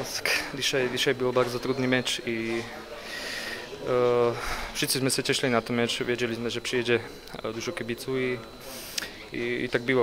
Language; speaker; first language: Polish; non-native, learner; Slovak